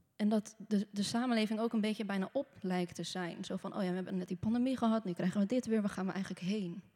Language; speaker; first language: Dutch; native; Dutch